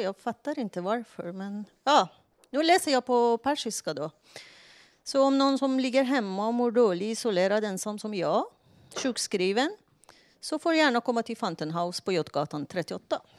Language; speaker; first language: Swedish; non-native, fluent; Persian